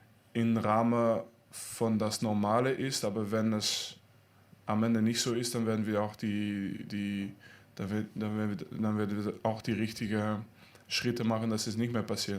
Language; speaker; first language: German; non-native, fluent; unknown